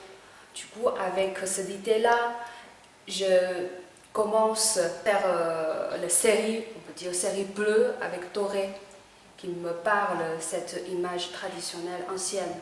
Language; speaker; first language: French; non-native, fluent; Chinese